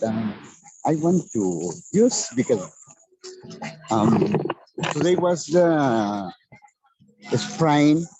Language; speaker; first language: English; non-native, learner; Spanish